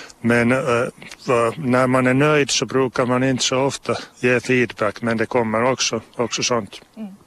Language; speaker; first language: Swedish; non-native, local second language; Finnish